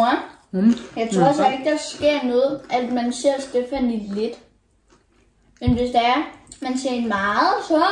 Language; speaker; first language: Danish; early bilingual, other home language; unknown